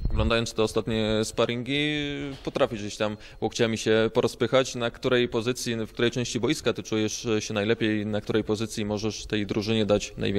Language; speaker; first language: Polish; native; Polish